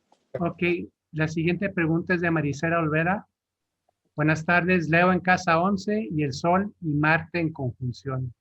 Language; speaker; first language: Spanish; native; Spanish